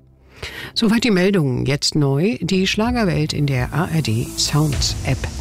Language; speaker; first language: German; native; German